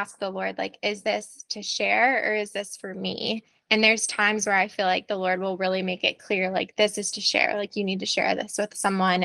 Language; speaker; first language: English; native; English